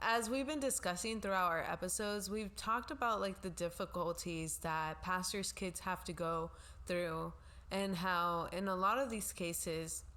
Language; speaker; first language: English; non-native, local second language; Spanish